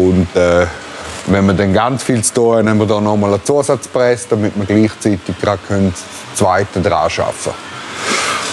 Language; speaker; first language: German; native; German